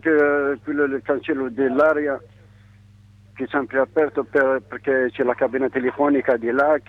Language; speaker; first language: Italian; non-native, learner; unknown